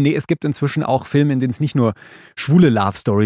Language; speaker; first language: German; native; German